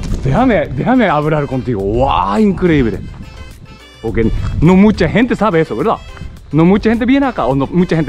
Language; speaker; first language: Spanish; non-native, learner; Japanese